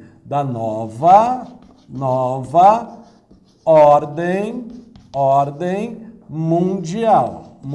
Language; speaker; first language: Portuguese; native; Portuguese